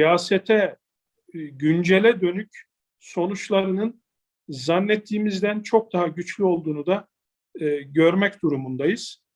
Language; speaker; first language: Turkish; native; Turkish